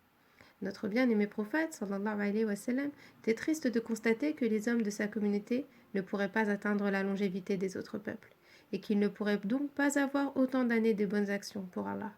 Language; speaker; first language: French; native; French